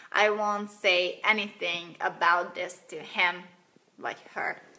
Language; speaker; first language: English; non-native, fluent; Hungarian